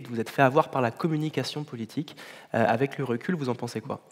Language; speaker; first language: French; native; French